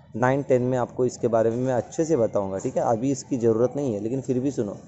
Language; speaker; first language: Hindi; non-native, local second language; Marathi